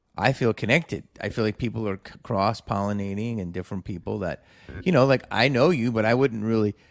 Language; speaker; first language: English; native; English